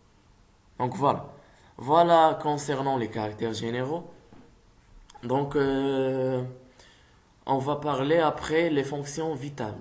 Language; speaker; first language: French; non-native, local second language; Arabic